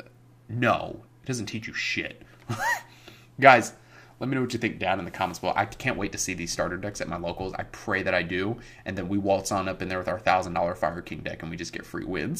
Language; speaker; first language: English; native; English